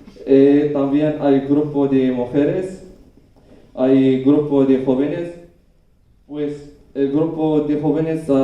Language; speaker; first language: Spanish; non-native, learner; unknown